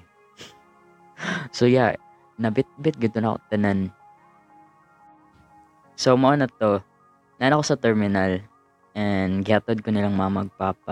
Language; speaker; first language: English; non-native, local second language; Cebuano